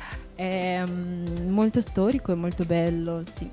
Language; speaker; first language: Italian; non-native, fluent; Russian